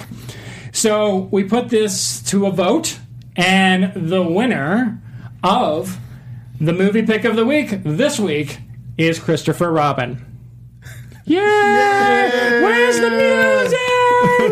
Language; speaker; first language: English; native; English